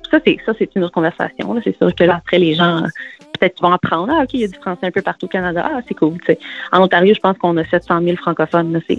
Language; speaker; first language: French; native; French